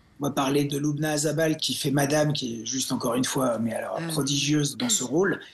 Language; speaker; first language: French; native; French